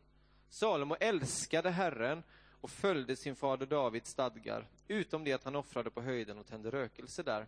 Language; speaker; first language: Swedish; native; Swedish